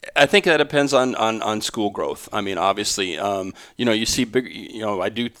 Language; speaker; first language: English; native; English